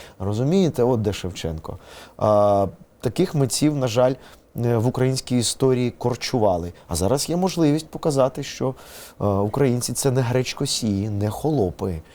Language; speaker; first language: Ukrainian; non-native, local second language; Russian